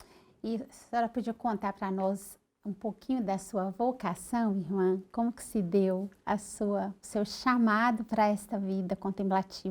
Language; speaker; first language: Portuguese; native; Portuguese